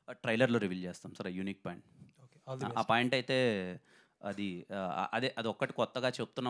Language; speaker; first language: Telugu; native; Telugu